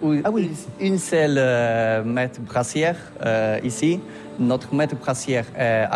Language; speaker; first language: French; non-native, learner; Polish